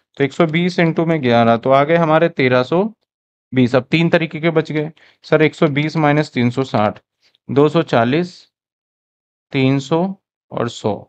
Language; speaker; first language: Hindi; native; Hindi